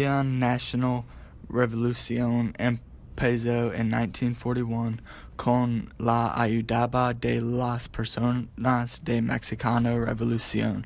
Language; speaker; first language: Spanish; non-native, learner; English